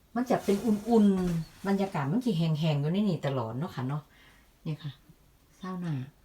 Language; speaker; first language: Thai; non-native, local second language; Northeastern Thai